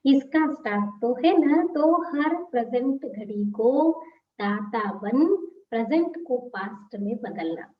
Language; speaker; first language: Hindi; non-native, local second language; Telugu